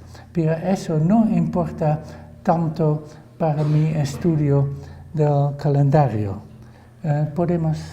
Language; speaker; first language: Spanish; non-native, fluent; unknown